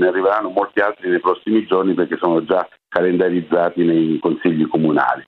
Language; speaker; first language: Italian; native; Italian